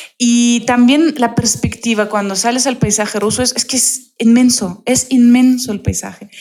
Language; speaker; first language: Spanish; non-native, fluent; Russian